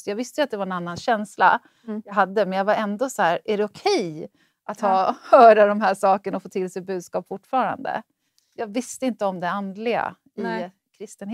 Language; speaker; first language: Swedish; native; Swedish